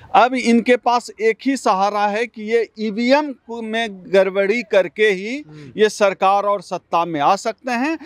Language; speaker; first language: Hindi; native; Hindi